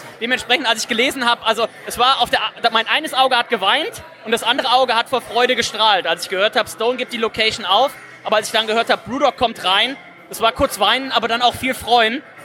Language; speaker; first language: German; native; German